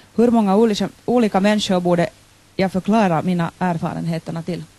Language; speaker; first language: Swedish; non-native, local second language; Finnish